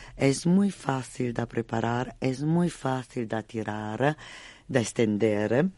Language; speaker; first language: Spanish; non-native, fluent; Italian